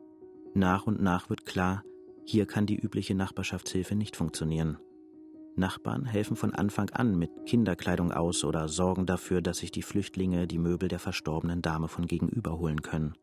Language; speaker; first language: German; native; German